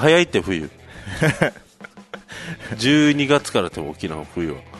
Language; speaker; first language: Japanese; native; Japanese